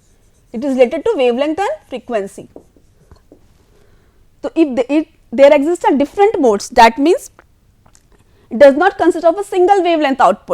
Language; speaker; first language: English; non-native, local second language; Hindi